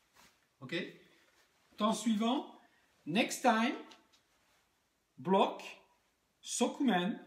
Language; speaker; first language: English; non-native, learner; French